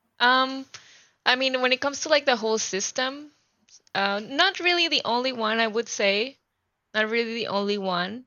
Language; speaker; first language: English; non-native, fluent; Spanish